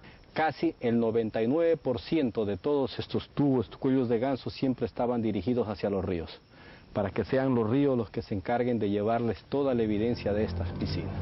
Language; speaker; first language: Spanish; native; Spanish